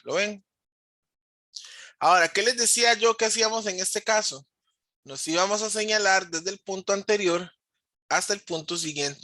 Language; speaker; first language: Spanish; native; Spanish